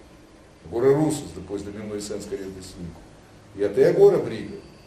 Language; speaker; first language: Portuguese; non-native, learner; Russian